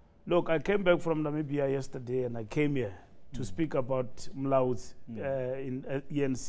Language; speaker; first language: English; non-native, local second language; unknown